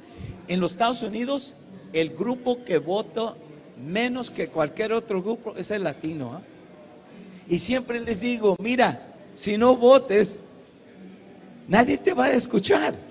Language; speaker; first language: Spanish; early bilingual, heritage; English